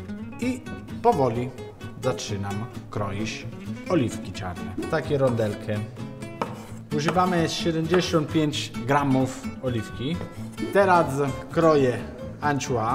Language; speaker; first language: Polish; non-native, learner; Italian